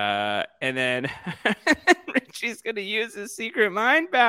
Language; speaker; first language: English; native; English